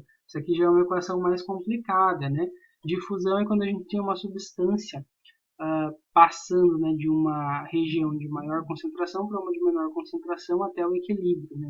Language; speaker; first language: Portuguese; native; Portuguese